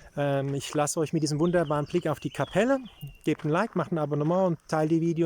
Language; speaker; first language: German; non-native, fluent; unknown